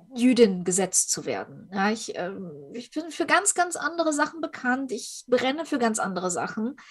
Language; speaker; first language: German; early bilingual, other home language; Ukrainian